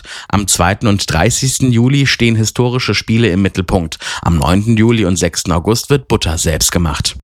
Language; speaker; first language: German; native; German